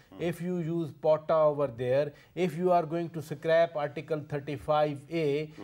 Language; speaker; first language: English; non-native, local second language; Urdu